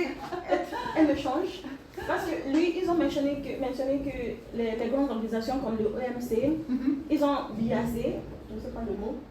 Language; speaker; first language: French; non-native, learner; English